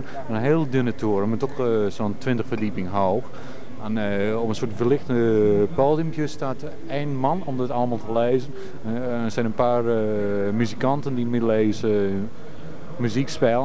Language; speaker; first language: Dutch; native; Dutch